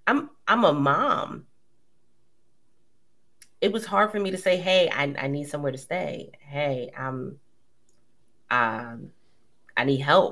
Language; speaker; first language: English; native; English